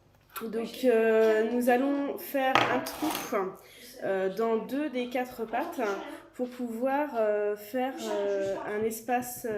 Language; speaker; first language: French; native; French